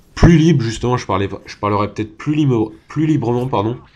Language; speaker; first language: French; native; French